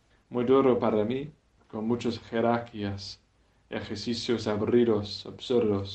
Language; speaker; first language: Spanish; non-native, fluent; English